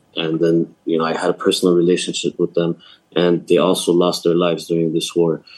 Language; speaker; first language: English; native; English